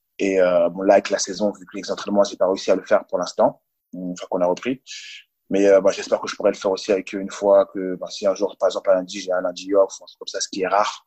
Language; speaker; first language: French; early bilingual, other home language; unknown